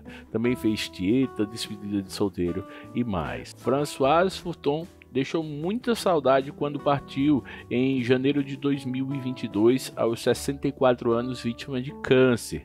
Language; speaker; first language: Portuguese; native; Portuguese